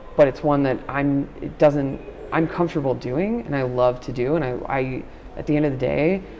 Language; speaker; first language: English; native; English